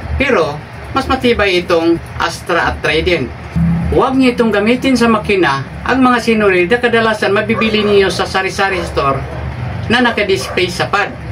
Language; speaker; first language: Filipino; non-native, local second language; Cebuano